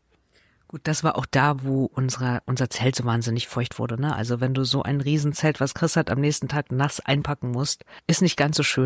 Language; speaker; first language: German; native; German